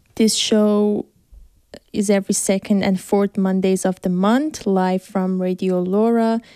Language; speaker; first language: English; non-native, fluent; Persian